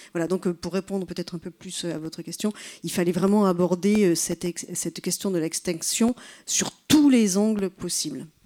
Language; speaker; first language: French; native; French